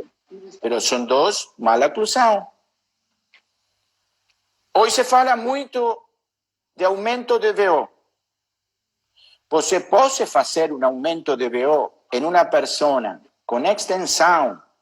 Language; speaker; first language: Portuguese; non-native, learner; Spanish